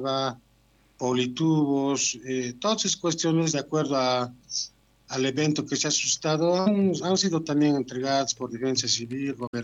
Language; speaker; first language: Spanish; native; Spanish